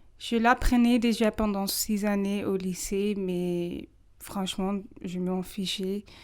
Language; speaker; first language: French; non-native, fluent; English